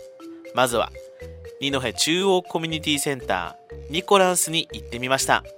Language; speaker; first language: Japanese; native; Japanese